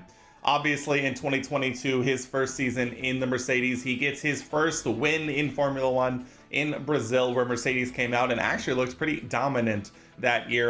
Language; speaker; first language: English; native; English